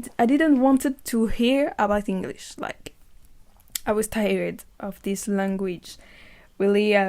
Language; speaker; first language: English; non-native, learner; French